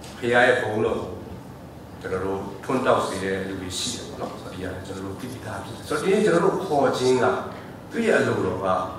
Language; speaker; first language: Burmese; non-native, local second language; S'gaw Karen